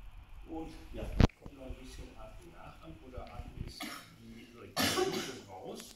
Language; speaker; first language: German; non-native, learner; Russian